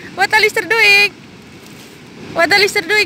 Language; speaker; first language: English; non-native, learner; Indonesian